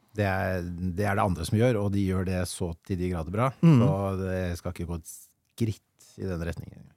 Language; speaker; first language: Norwegian; native; Norwegian